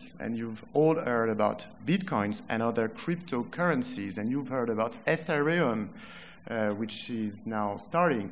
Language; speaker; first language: English; non-native, fluent; French